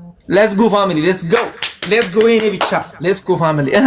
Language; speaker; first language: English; non-native, learner; Amharic